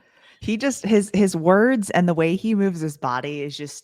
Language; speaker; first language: English; native; English